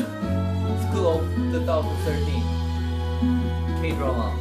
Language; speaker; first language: English; non-native, learner; Korean